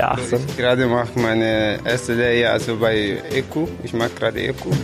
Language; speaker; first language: German; non-native, learner; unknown